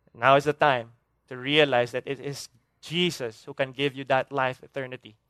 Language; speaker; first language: English; non-native, local second language; Hiligaynon